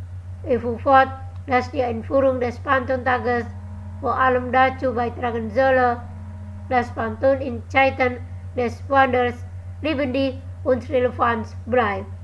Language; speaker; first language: German; non-native, fluent; Indonesian